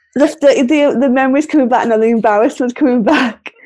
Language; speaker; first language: English; native; English